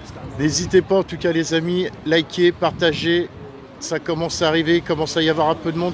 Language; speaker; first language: French; native; French